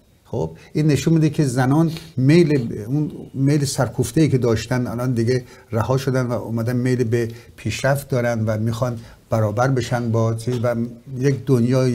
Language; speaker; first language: Persian; native; Persian